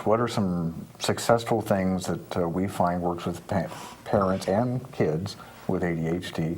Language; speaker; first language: English; native; English